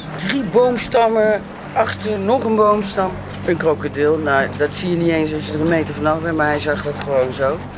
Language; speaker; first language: Dutch; native; Dutch